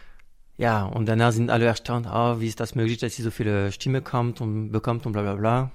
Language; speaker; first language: German; non-native, fluent; French